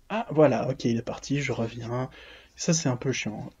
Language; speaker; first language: French; native; French